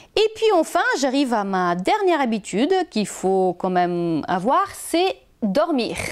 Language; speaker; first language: French; non-native, fluent; Bulgarian